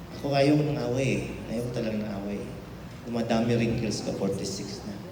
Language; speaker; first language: Filipino; native; Filipino